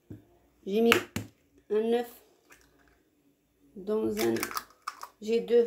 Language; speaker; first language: French; non-native, learner; Arabic